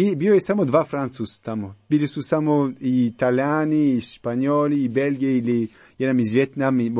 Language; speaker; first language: Croatian; non-native, learner; French